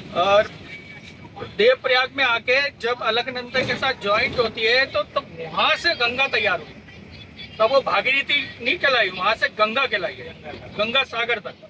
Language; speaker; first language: Hindi; non-native, local second language; Bangla